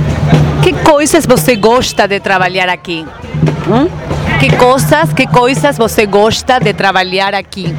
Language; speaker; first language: Portuguese; non-native, fluent; Spanish